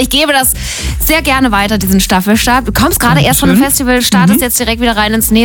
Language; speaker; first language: German; native; German